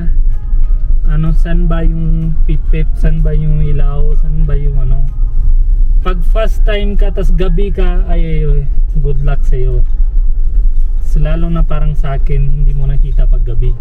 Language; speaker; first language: Filipino; non-native, learner; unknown